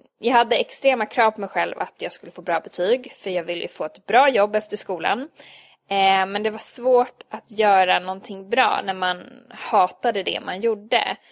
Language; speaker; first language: Swedish; early bilingual, other home language; Hungarian